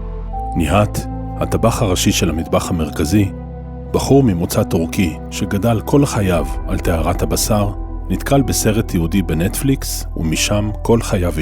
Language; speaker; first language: Hebrew; native; Hebrew